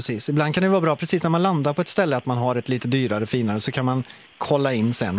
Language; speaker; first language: Swedish; native; Swedish